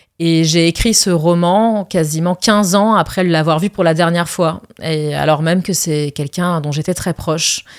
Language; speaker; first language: French; early bilingual, other home language; Arabic